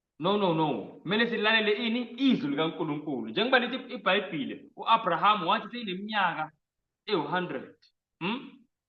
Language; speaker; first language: Zulu; native; Zulu